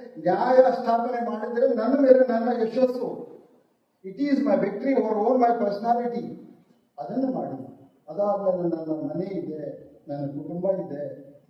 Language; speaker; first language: Kannada; non-native, local second language; Urdu